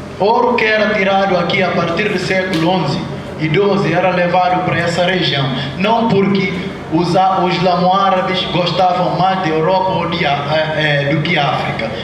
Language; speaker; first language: Portuguese; non-native, local second language; Upper Guinea Crioulo